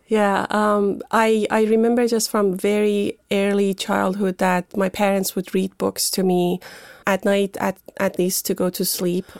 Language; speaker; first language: English; non-native, fluent; Persian